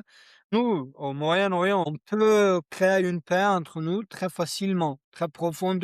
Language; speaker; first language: French; non-native, learner; Kurdish